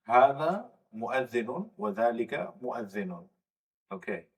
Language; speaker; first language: Arabic; non-native, fluent; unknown